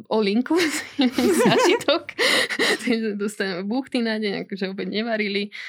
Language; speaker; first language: Slovak; native; Slovak